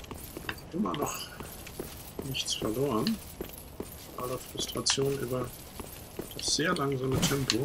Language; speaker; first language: German; native; German